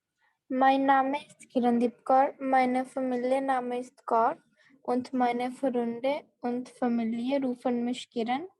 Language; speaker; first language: German; non-native, learner; Punjabi